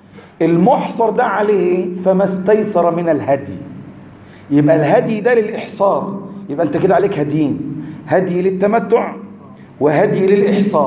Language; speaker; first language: Arabic; native; Arabic